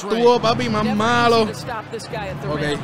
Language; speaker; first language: Spanish; native; Spanish